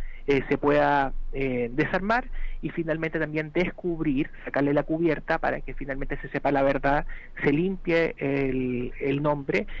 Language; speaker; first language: Spanish; native; Spanish